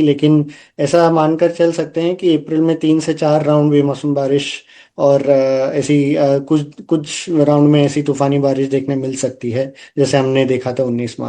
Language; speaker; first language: Hindi; non-native, local second language; Gujarati